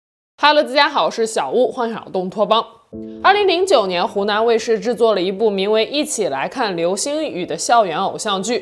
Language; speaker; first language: Chinese; native; Chinese